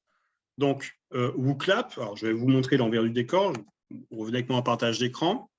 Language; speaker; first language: French; native; French